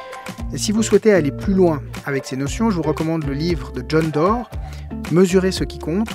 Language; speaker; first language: French; native; French